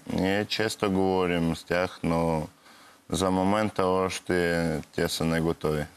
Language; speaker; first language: Bulgarian; non-native, learner; Russian